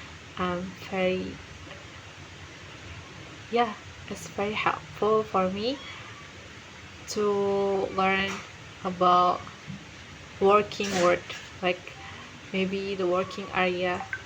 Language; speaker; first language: English; non-native, learner; Indonesian